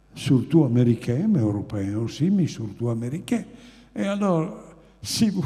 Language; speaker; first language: French; non-native, fluent; Italian